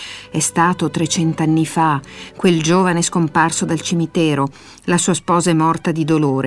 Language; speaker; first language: Italian; native; Italian